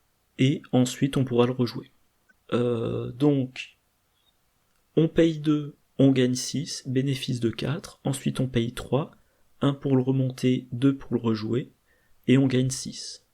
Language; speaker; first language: French; native; French